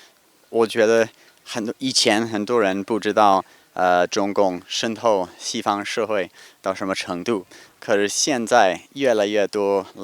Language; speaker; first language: Chinese; non-native, fluent; English